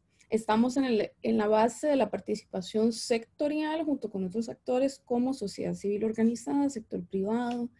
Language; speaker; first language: Spanish; native; Spanish